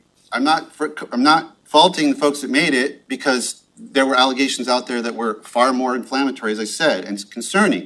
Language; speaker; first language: English; native; English